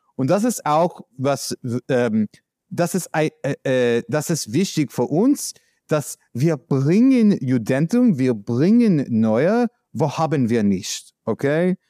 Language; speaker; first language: German; non-native, learner; English